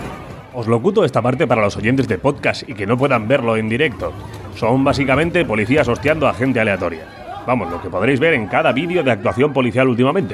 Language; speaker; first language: Spanish; native; Spanish